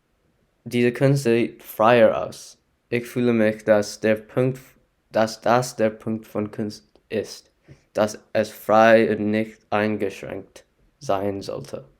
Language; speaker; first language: German; non-native, learner; English